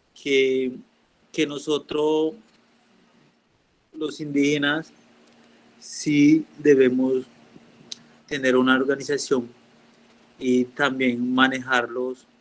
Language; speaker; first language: Spanish; non-native, local second language; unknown